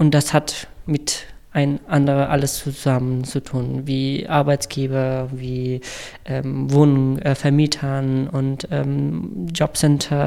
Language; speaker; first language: German; non-native, fluent; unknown